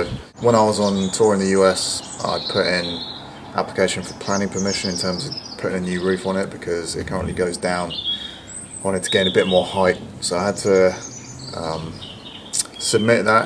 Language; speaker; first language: English; native; English